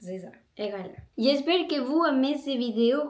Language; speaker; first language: French; non-native, learner; Spanish